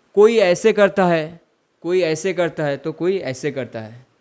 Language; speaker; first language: Hindi; non-native, local second language; Bangla